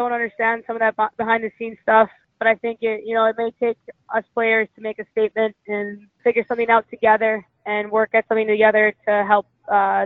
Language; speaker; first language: English; native; English